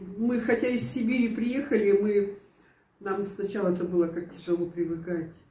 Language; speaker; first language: Russian; native; Russian